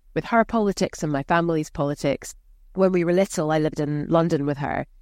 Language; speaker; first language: English; native; English